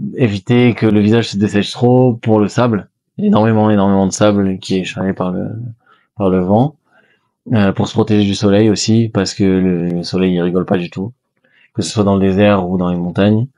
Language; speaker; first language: French; native; French